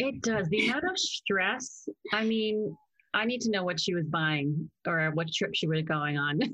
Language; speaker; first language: English; native; English